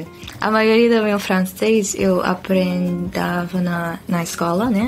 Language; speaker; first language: Portuguese; non-native, fluent; Dutch